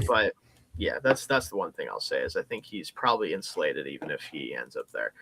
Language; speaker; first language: English; native; English